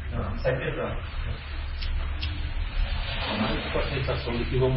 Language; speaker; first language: Portuguese; native; Portuguese